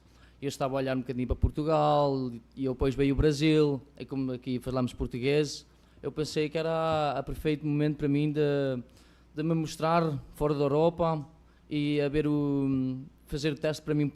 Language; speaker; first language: Portuguese; early bilingual, heritage; Portuguese